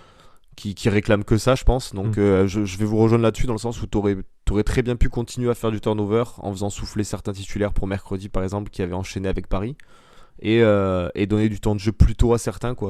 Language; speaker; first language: French; native; French